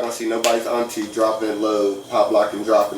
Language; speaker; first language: English; native; English